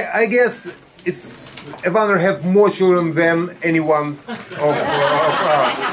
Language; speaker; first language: English; non-native, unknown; Ukrainian